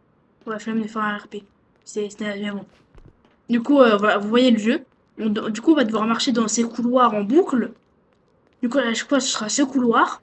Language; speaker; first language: French; native; French